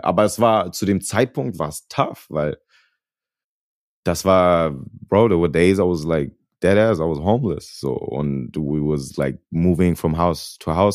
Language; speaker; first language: English; early bilingual, other home language; German